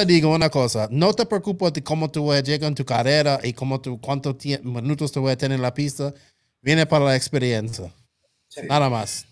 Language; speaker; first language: Spanish; non-native, local second language; English